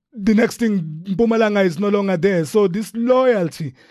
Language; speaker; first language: English; non-native, local second language; Zulu